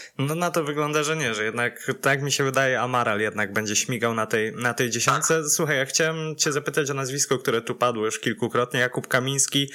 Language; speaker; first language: Polish; native; Polish